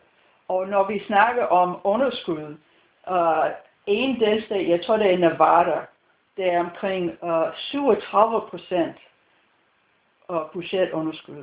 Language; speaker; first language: Danish; non-native, fluent; English